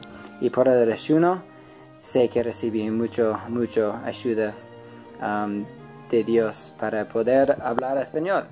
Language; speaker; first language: Spanish; non-native, fluent; English